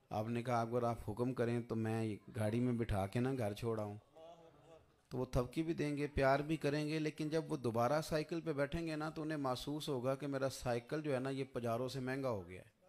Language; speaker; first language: Urdu; non-native, local second language; Punjabi